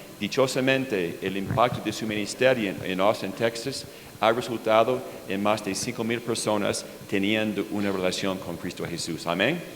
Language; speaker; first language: Spanish; non-native, fluent; English